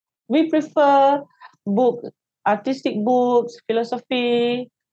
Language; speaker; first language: English; non-native, local second language; Malay